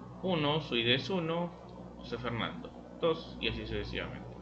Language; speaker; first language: Spanish; native; Spanish